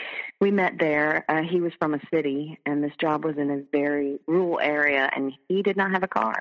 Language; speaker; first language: English; native; English